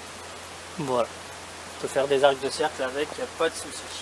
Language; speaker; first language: French; native; French